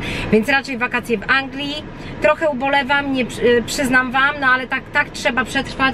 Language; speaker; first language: Polish; native; Polish